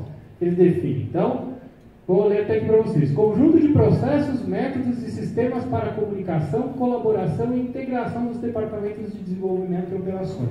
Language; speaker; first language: Portuguese; native; Portuguese